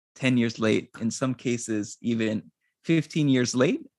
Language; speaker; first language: English; native; English